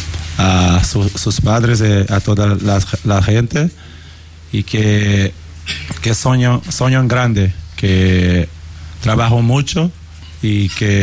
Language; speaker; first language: Spanish; non-native, learner; Portuguese